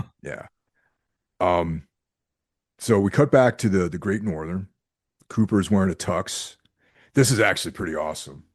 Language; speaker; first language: English; native; English